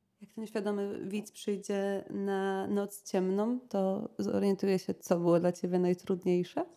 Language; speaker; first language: Polish; native; Polish